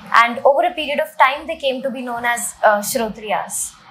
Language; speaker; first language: English; non-native, local second language; Hindi